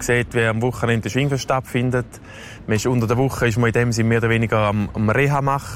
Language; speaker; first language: German; native; German